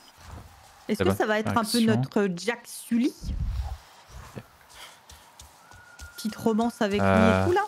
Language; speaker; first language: French; native; French